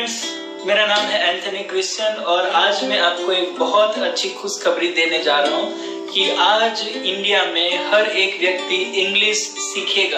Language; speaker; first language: Hindi; non-native, local second language; Gujarati